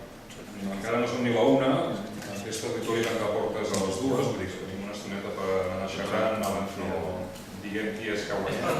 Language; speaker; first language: Catalan; native; Catalan